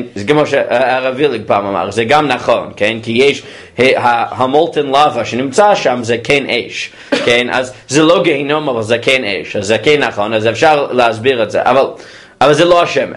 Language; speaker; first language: Hebrew; non-native, fluent; English